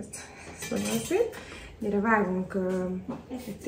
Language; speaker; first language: Hungarian; native; Hungarian